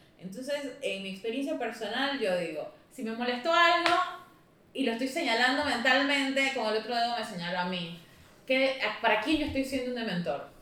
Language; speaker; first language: Spanish; native; Spanish